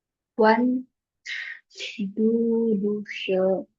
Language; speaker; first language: German; non-native, learner; Indonesian